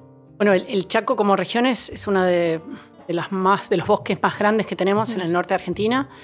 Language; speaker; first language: Spanish; native; Spanish